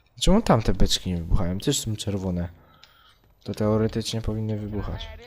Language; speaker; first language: Polish; native; Polish